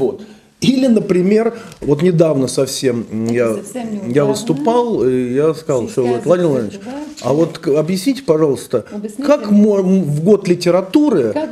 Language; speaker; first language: Russian; native; Russian